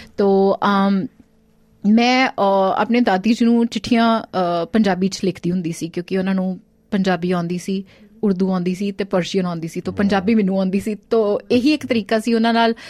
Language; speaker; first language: Punjabi; early bilingual, heritage; Punjabi